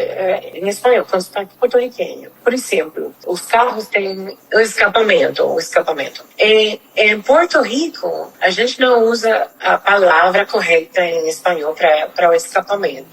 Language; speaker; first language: Portuguese; non-native, fluent; Spanish